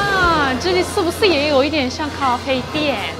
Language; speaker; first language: Chinese; non-native, fluent; Turkish